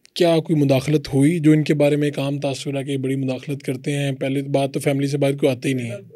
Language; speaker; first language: Urdu; non-native, local second language; Punjabi